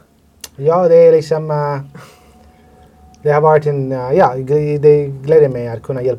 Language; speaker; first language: Swedish; non-native, fluent; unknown